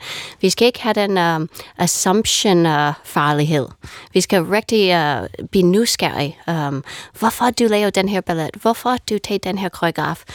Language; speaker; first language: Danish; non-native, fluent; English